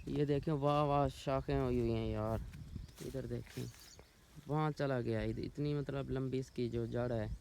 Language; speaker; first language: Urdu; non-native, local second language; Saraiki